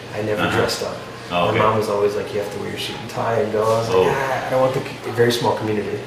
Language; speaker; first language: English; native; English